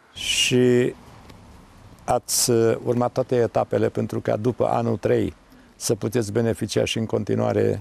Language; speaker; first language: Romanian; native; Romanian